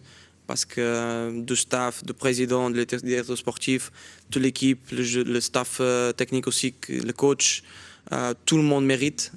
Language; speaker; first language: French; non-native, fluent; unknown